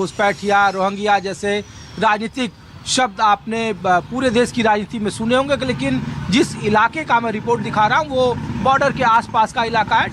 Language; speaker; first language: Hindi; native; Hindi